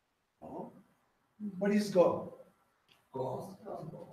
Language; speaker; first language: English; non-native, learner; Spanish